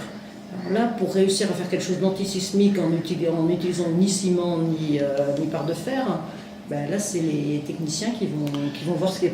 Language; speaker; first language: French; native; French